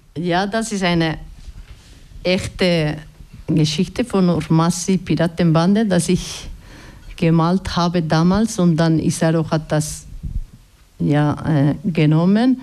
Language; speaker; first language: German; non-native, fluent; Basque